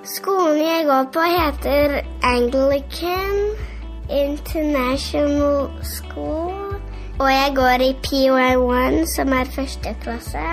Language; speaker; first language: Norwegian; early bilingual, heritage; Norwegian